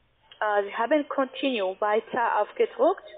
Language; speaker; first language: German; non-native, learner; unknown